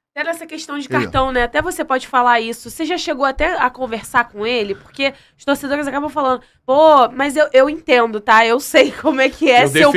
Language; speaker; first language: Portuguese; native; Portuguese